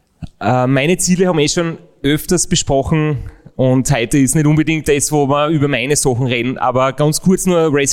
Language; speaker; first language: German; native; German